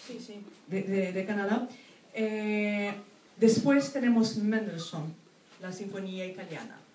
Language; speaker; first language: Spanish; non-native, fluent; Portuguese